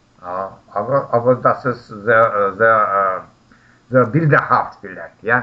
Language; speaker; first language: German; non-native, learner; Russian